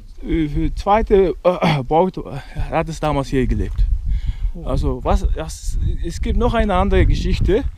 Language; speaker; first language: German; non-native, learner; Mongolian